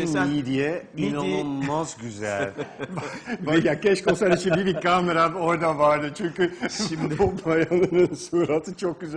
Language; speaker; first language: Turkish; non-native, fluent; Dutch